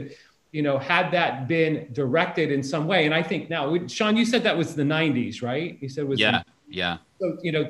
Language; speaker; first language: English; native; English